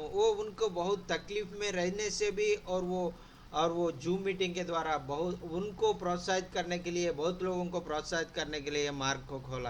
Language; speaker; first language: Hindi; non-native, local second language; Telugu